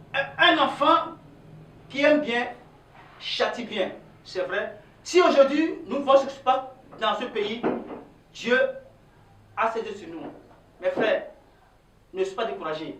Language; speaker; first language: French; non-native, local second language; Ewe